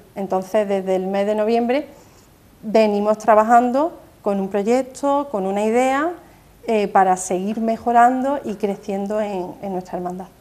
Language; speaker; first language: Spanish; native; Spanish